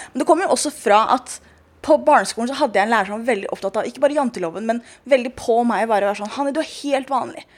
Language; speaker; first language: Norwegian; early bilingual, other home language; Somali